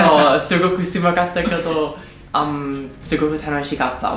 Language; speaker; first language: Japanese; non-native, learner; English